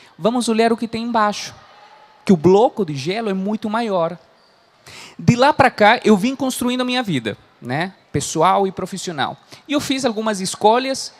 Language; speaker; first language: Portuguese; non-native, fluent; Spanish